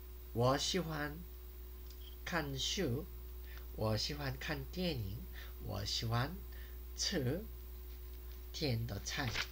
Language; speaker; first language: Chinese; non-native, learner; Korean